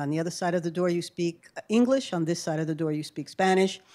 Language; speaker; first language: English; early bilingual, other home language; Spanish